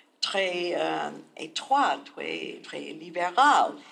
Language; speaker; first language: French; non-native, learner; English